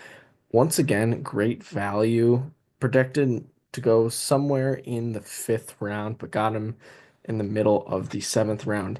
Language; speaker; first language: English; native; English